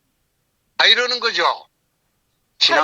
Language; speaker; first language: Korean; native; Korean